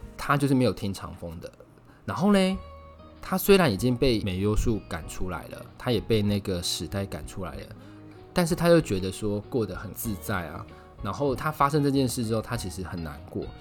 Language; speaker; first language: Chinese; native; Chinese